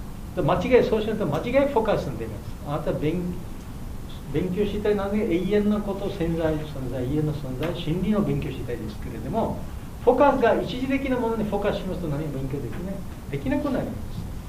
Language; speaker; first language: Japanese; non-native, learner; Bangla